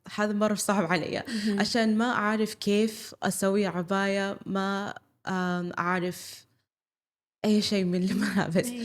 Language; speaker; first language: Arabic; early bilingual, other home language; English